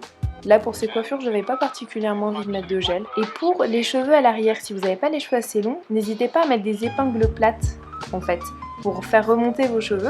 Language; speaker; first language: French; native; French